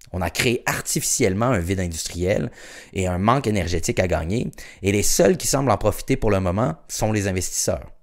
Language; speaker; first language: French; native; French